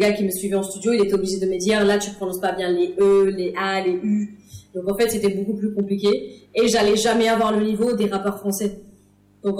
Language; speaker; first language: French; non-native, fluent; English